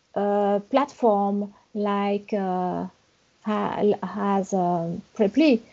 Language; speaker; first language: English; non-native, learner; French